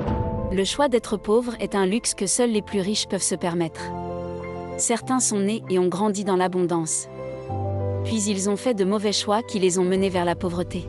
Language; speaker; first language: French; native; French